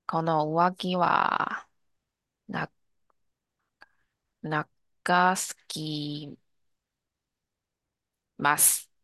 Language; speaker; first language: Japanese; non-native, learner; Chinese